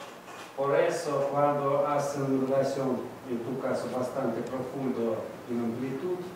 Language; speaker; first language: Spanish; non-native, fluent; Russian